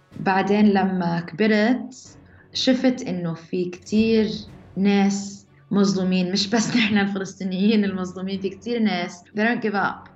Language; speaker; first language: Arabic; early bilingual, heritage; Arabic